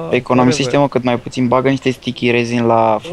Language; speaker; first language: Romanian; native; Romanian